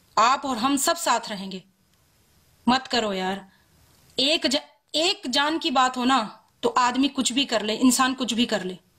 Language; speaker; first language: Hindi; native; Hindi